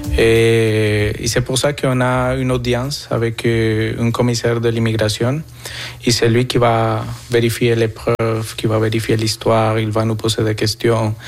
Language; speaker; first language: French; non-native, fluent; Spanish